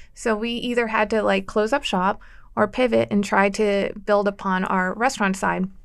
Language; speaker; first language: English; native; English